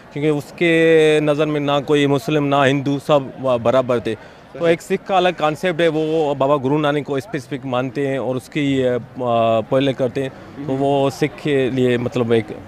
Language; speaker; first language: Urdu; non-native, local second language; Sindhi